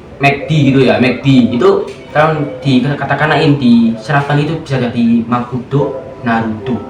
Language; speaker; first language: Indonesian; native; Indonesian